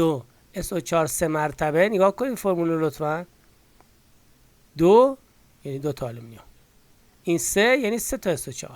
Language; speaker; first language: Persian; native; Persian